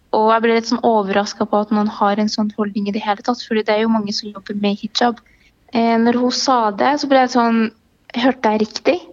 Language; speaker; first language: Norwegian; early bilingual, other home language; Arabic